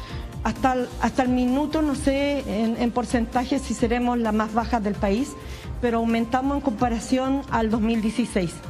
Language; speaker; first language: Spanish; native; Spanish